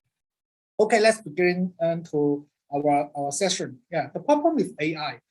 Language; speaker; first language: English; non-native, learner; Cantonese